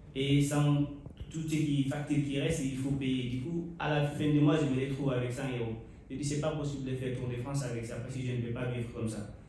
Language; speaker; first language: French; non-native, local second language; Fula